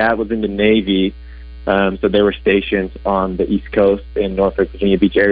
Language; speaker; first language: English; non-native, fluent; Dutch